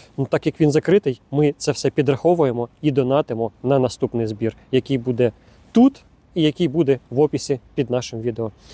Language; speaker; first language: Ukrainian; non-native, local second language; Russian